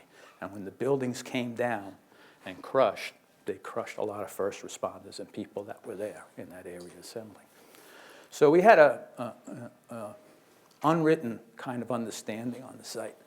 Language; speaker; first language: English; native; English